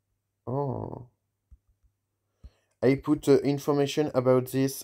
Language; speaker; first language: English; non-native, learner; French